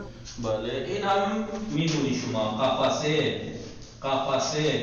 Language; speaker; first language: Persian; non-native, fluent; Urdu